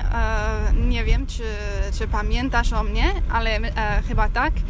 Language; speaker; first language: Polish; non-native, learner; English